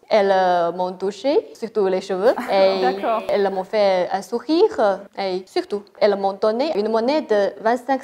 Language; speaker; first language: French; non-native, fluent; Chinese